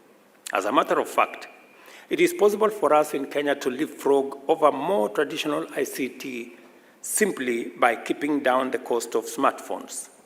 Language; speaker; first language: English; non-native, local second language; Swahili